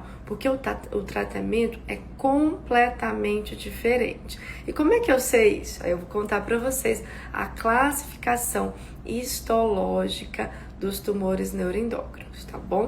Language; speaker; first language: Portuguese; native; Portuguese